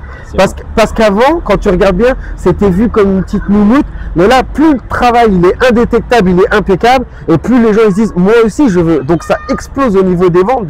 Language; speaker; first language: French; native; French